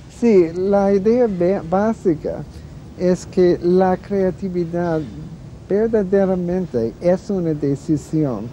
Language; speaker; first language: Spanish; non-native, fluent; English